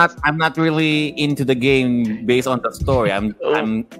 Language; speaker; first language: English; non-native, local second language; Filipino